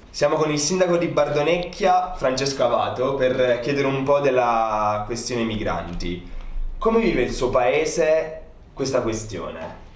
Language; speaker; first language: Italian; native; Italian